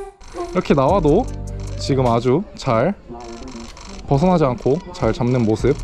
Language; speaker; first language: Korean; native; Korean